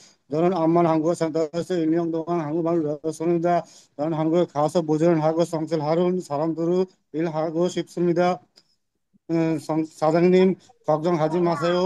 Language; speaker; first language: Korean; non-native, learner; Bangla